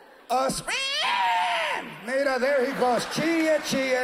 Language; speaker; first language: English; early bilingual, other home language; Spanish